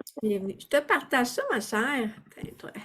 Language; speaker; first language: French; native; French